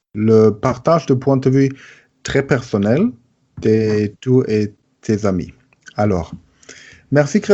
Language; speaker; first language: French; non-native, learner; German